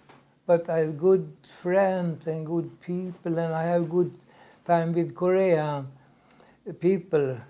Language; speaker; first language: English; non-native, learner; Swedish